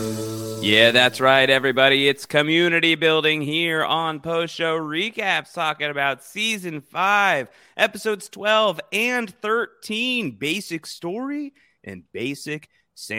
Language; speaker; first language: English; native; English